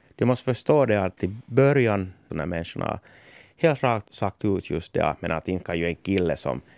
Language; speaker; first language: Swedish; native; Swedish